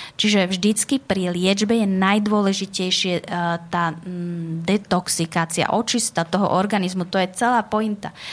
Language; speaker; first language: Slovak; native; Slovak